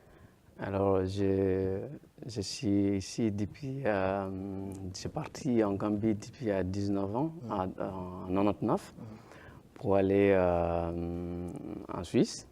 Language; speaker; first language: French; non-native, learner; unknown